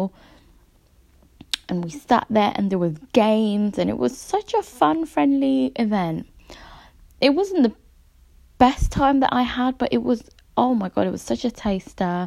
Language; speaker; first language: English; native; English